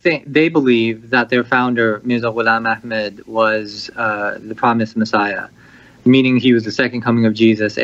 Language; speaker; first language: English; native; English